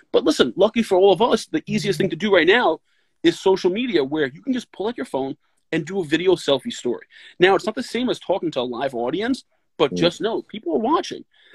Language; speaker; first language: English; native; English